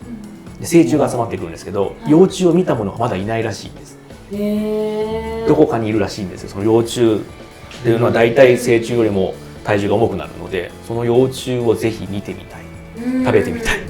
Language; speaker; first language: Japanese; native; Japanese